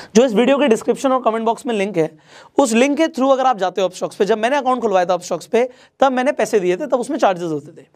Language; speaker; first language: Hindi; non-native, local second language; Marathi